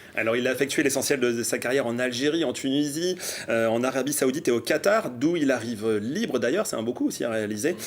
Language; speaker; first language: French; native; French